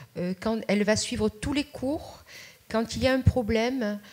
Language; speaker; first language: French; native; French